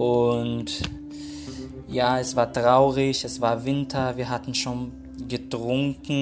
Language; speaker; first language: German; non-native, fluent; Portuguese